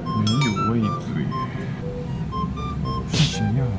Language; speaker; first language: Chinese; non-native, learner; Japanese